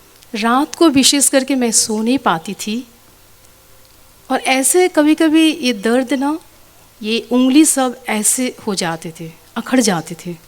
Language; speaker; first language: Hindi; non-native, local second language; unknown